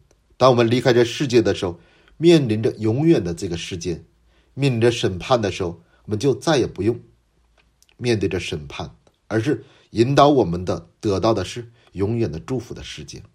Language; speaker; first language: Chinese; non-native, fluent; Korean